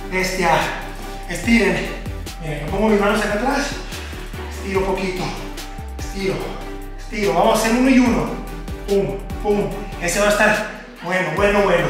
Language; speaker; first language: Spanish; native; Spanish